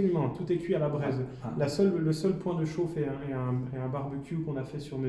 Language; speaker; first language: French; native; French